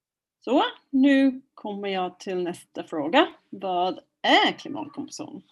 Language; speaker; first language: Swedish; non-native, fluent; English